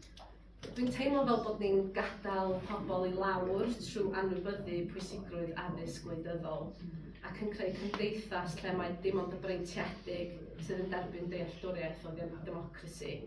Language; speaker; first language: Welsh; native; Welsh